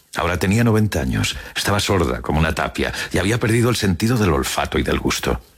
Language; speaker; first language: Spanish; native; Spanish